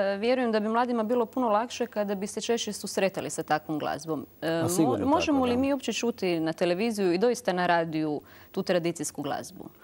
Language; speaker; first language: Croatian; native; Croatian